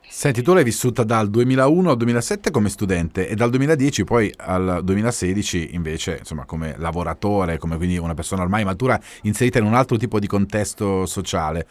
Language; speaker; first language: Italian; native; Italian